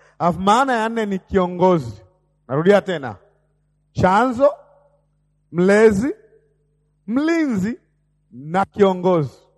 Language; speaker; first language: Swahili; native; Swahili